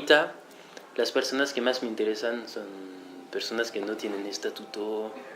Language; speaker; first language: Spanish; non-native, fluent; French